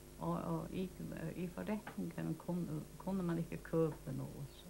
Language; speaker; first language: Danish; non-native, local second language; Faroese